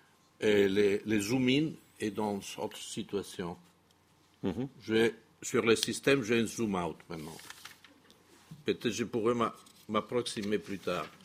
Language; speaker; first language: French; non-native, fluent; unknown